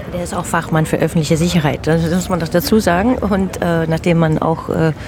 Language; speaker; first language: German; non-native, fluent; English